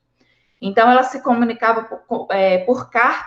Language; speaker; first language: Portuguese; native; Portuguese